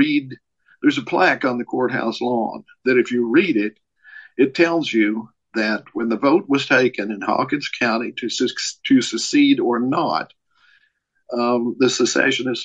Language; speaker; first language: English; native; English